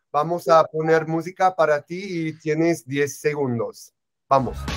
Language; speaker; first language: Spanish; non-native, learner; English